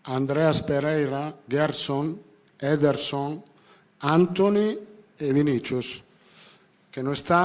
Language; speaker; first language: Portuguese; non-native, fluent; Italian